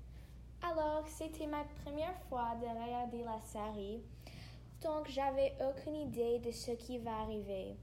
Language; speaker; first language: French; non-native, learner; English